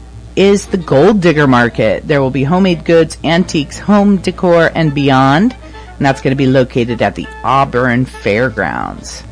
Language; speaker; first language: English; native; English